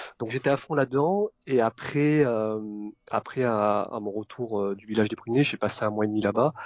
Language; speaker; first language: French; early bilingual, other home language; Vietnamese